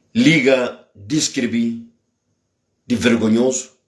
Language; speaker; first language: Portuguese; non-native, local second language; Upper Guinea Crioulo